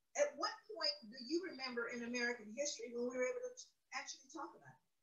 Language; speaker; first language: English; native; English